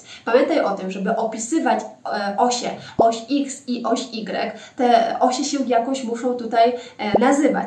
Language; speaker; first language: Polish; native; Polish